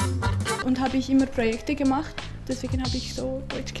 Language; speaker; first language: German; non-native, learner; Arabic